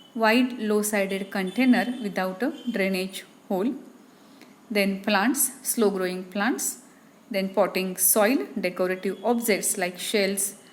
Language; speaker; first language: English; non-native, local second language; Marathi